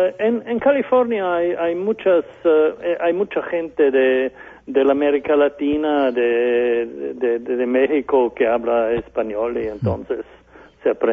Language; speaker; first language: Spanish; non-native, fluent; German